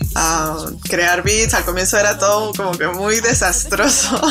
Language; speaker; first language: Spanish; native; Spanish